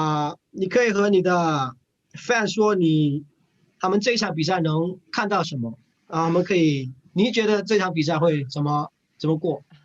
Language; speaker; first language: Chinese; non-native, learner; English